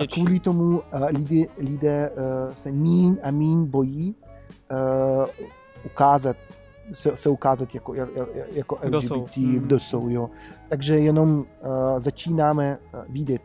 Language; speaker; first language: Czech; non-native, fluent; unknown